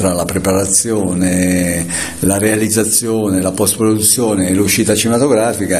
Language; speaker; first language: Italian; native; Italian